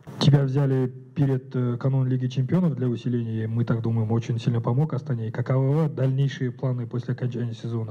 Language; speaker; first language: Russian; native; Russian